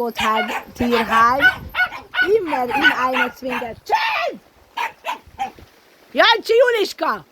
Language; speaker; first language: German; non-native, learner; Hungarian